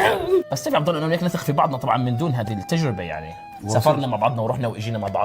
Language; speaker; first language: Arabic; native; Arabic